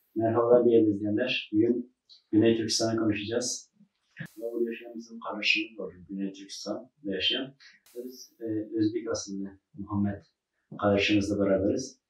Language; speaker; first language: Turkish; non-native, fluent; Uyghur